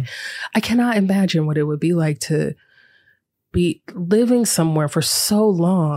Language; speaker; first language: English; native; English